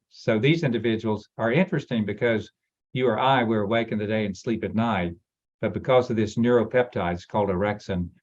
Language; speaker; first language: English; native; English